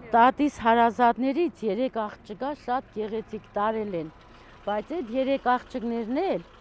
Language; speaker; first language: Armenian; non-native, local second language; Kurdish